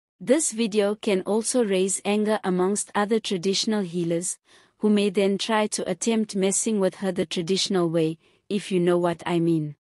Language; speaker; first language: English; non-native, local second language; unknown